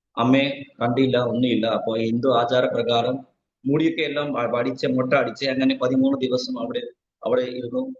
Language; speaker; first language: Malayalam; non-native, fluent; Nepali